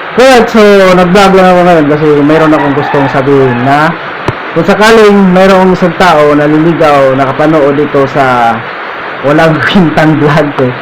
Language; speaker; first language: Filipino; non-native, local second language; Cebuano